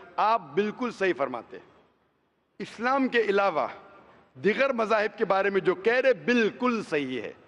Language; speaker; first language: Hindi; non-native, local second language; Konkani